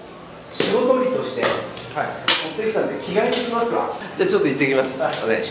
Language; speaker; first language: Japanese; native; Japanese